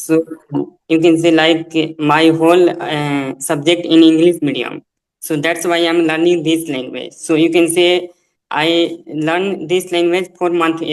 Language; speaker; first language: English; non-native, learner; Hindi